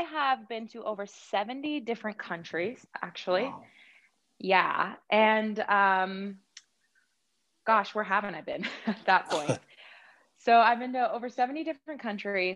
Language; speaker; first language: English; native; English